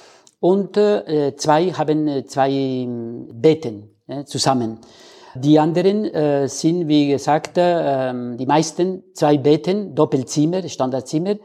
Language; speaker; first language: German; non-native, learner; Spanish